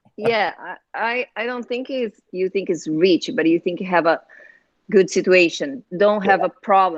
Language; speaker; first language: English; non-native, learner; Portuguese